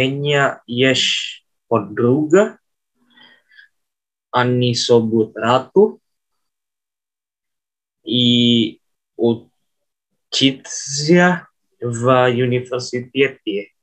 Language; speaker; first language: Russian; non-native, learner; Indonesian